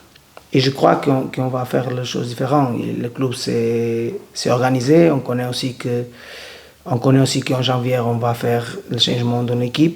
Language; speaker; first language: French; non-native, learner; Portuguese